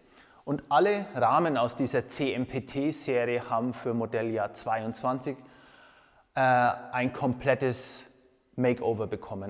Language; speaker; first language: German; native; German